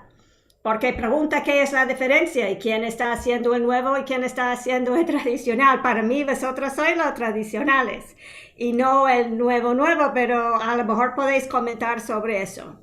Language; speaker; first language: Spanish; non-native, fluent; English